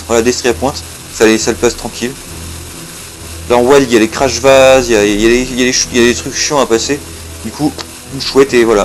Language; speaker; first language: French; native; French